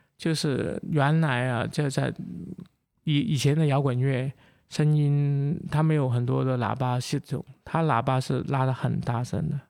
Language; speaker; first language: Chinese; non-native, local second language; Cantonese